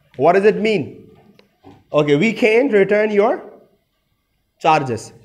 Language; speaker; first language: English; non-native, local second language; Urdu